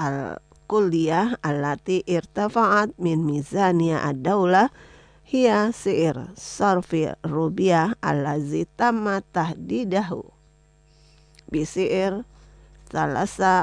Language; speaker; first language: Arabic; non-native, fluent; Indonesian